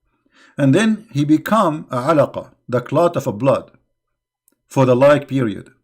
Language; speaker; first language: English; non-native, fluent; Arabic